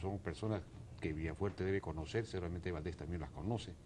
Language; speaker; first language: Spanish; native; Spanish